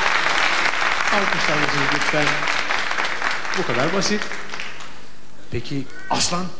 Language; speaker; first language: Turkish; native; Turkish